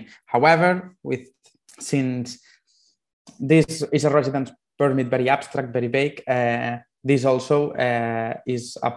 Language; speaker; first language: English; non-native, fluent; Spanish